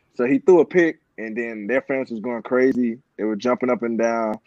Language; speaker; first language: English; native; English